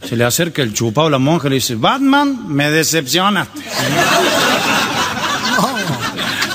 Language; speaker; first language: Spanish; native; Spanish